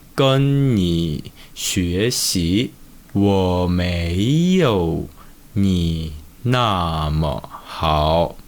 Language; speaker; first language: Chinese; non-native, fluent; Korean